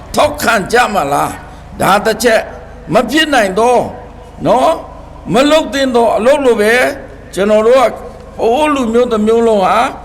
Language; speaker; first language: Burmese; non-native, local second language; Pa'o Karen